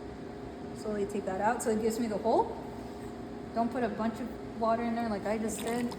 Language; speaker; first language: English; native; English